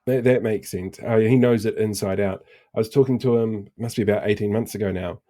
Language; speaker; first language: English; native; English